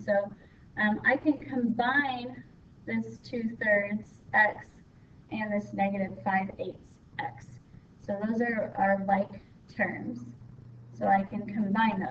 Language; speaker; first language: English; native; English